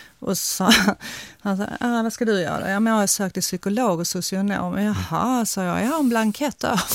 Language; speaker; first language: Swedish; early bilingual, other home language; Finnish